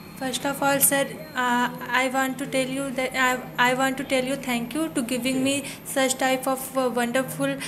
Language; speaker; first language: English; non-native, local second language; Hindi